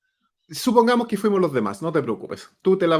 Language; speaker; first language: Spanish; native; Spanish